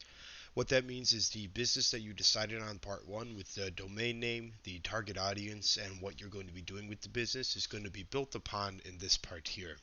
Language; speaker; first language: English; native; English